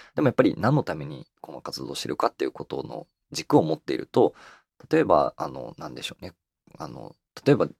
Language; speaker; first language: Japanese; native; Japanese